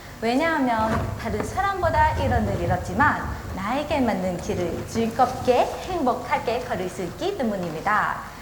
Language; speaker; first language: Korean; non-native, learner; Thai